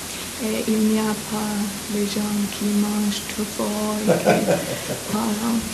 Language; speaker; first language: French; non-native, learner; English